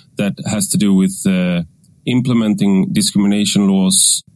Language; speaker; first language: English; non-native, fluent; Swedish